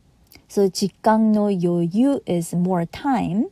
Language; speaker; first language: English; non-native, fluent; Japanese